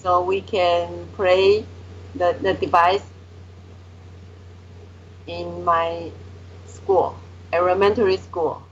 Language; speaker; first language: English; non-native, learner; Chinese